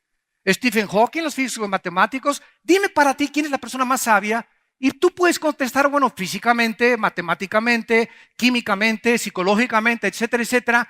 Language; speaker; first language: Spanish; native; Spanish